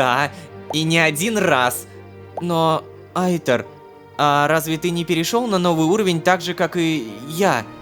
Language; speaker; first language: Russian; native; Russian